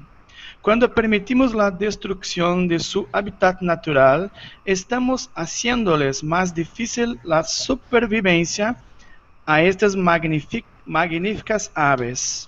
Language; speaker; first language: Spanish; non-native, learner; Portuguese